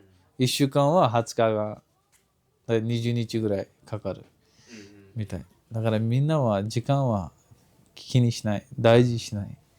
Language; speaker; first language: Japanese; non-native, fluent; Kashmiri